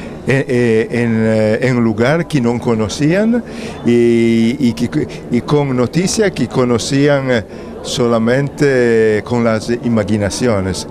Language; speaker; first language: Spanish; non-native, fluent; Italian